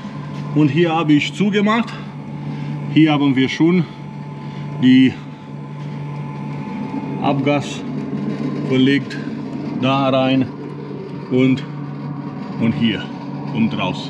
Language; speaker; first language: German; non-native, learner; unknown